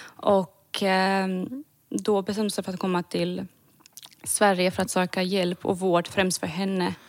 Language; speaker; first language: Swedish; early bilingual, other home language; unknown